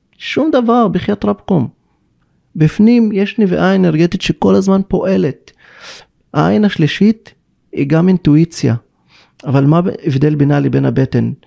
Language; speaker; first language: Hebrew; non-native, local second language; Arabic